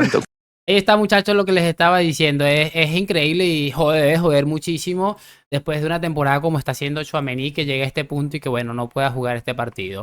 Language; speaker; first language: Spanish; native; Spanish